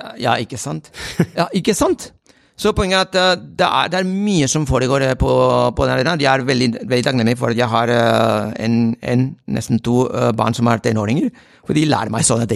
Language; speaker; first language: Norwegian; non-native, fluent; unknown